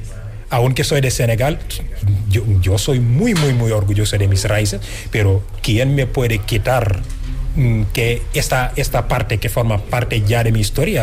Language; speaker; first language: Spanish; non-native, fluent; Wolof